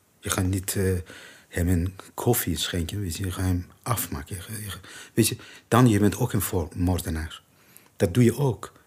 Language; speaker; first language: Dutch; non-native, learner; Persian